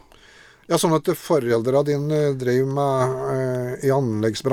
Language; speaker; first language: Norwegian; native; Norwegian